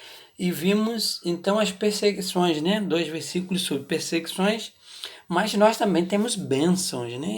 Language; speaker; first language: Portuguese; native; Portuguese